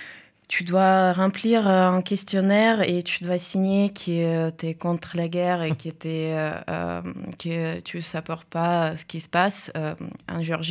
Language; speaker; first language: French; non-native, fluent; Russian